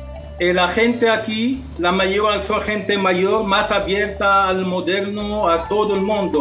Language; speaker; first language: Spanish; non-native, fluent; Arabic